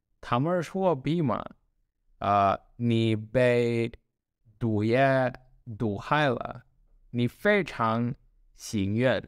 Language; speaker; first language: Chinese; non-native, learner; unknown